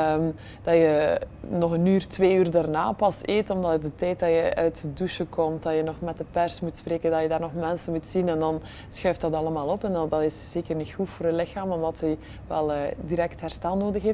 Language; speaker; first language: Dutch; native; Dutch